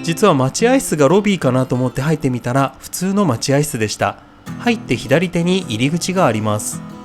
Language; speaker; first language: Japanese; native; Japanese